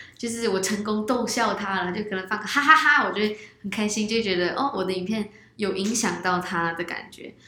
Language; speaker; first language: Chinese; native; Chinese